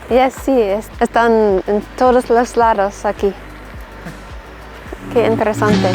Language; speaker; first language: Spanish; non-native, learner; English